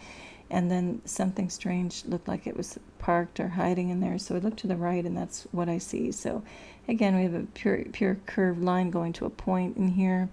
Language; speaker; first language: English; native; English